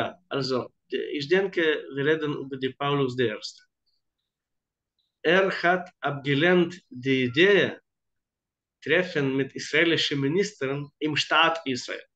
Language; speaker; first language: German; non-native, fluent; Hebrew